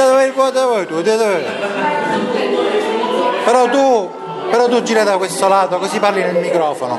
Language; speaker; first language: Italian; native; Italian